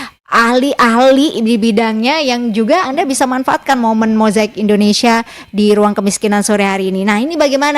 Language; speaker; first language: Indonesian; native; Indonesian